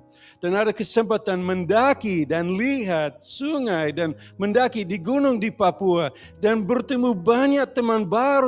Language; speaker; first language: Indonesian; non-native, learner; English